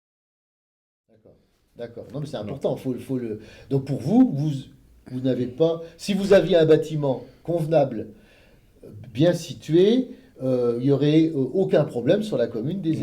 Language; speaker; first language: French; native; French